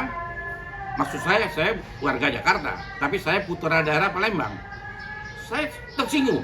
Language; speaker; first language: Indonesian; native; Indonesian